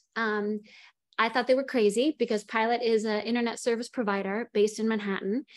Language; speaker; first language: English; native; English